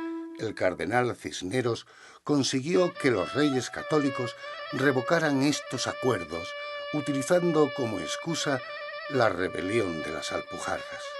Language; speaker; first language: Spanish; native; Spanish